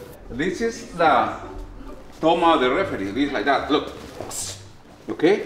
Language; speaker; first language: English; non-native, learner; Spanish